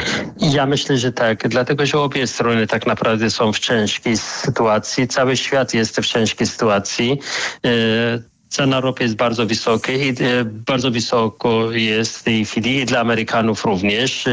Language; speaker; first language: Polish; non-native, fluent; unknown